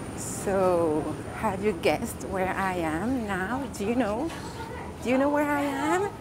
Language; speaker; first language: English; non-native, fluent; French